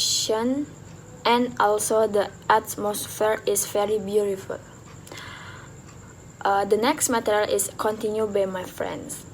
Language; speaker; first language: English; non-native, learner; Indonesian